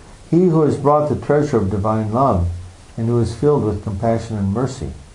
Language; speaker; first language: English; native; English